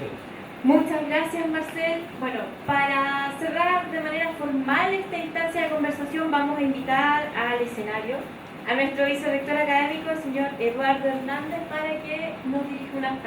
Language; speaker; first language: Spanish; native; Spanish